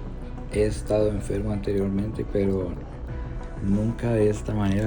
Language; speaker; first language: Spanish; native; Spanish